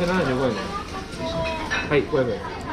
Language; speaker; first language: Japanese; native; Japanese